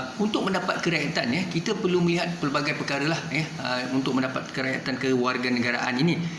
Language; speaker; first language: Malay; non-native, local second language; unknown